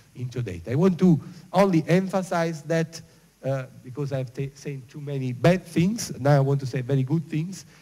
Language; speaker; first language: English; non-native, fluent; Italian